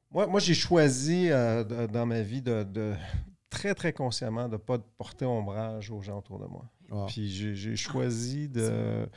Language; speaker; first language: French; native; French